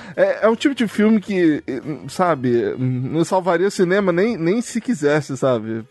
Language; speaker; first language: Portuguese; native; Portuguese